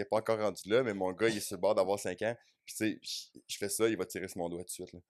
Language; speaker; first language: French; native; French